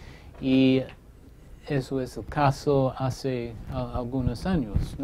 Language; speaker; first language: Spanish; non-native, fluent; English